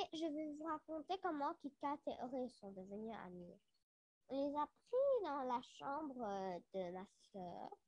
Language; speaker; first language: French; non-native, local second language; Arabic